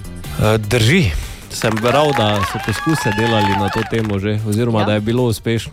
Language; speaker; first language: Slovenian; native; Slovenian